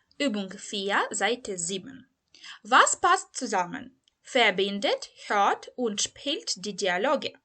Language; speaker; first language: German; non-native, fluent; Ukrainian